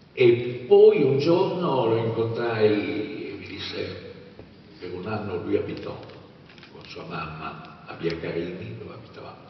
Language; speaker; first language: Italian; native; Italian